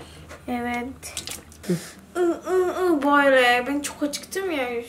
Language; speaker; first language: Turkish; non-native, learner; Indonesian